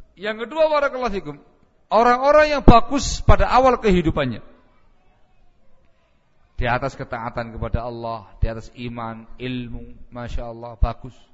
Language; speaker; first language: Indonesian; native; Indonesian